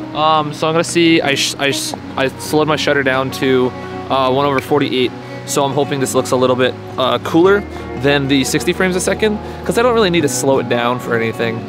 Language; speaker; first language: English; native; English